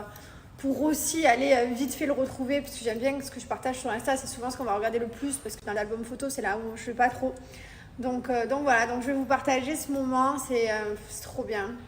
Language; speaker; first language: French; native; French